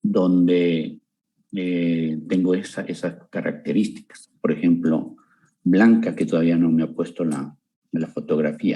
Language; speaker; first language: Spanish; native; Spanish